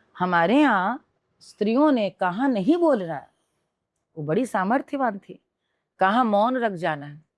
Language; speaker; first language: Hindi; native; Hindi